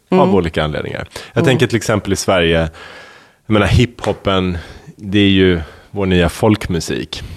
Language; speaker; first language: Swedish; native; Swedish